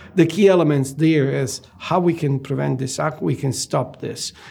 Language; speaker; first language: English; non-native, fluent; Italian